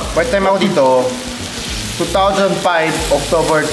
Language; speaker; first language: Filipino; non-native, fluent; Korean